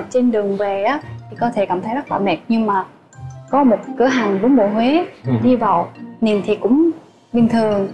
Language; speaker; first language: Vietnamese; non-native, fluent; Japanese